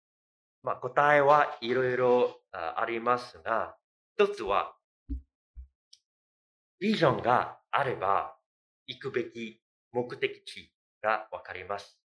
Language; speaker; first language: Japanese; non-native, fluent; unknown